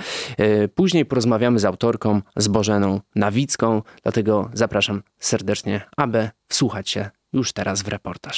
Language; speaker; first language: Polish; native; Polish